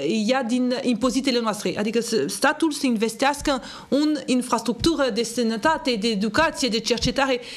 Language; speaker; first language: Romanian; non-native, fluent; French